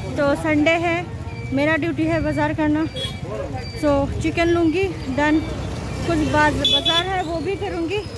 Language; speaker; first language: Hindi; non-native, local second language; Bangla